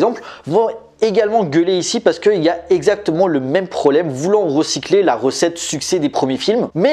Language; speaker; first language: French; native; French